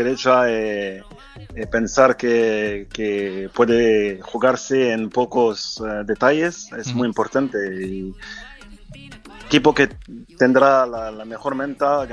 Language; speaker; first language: Spanish; non-native, fluent; French